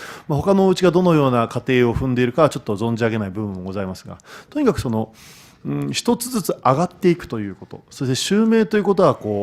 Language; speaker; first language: Japanese; native; Japanese